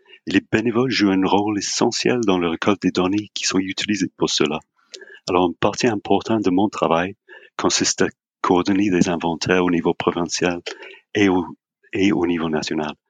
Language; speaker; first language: French; non-native, fluent; English